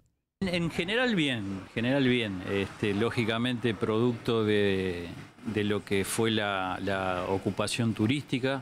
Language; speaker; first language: Spanish; native; Spanish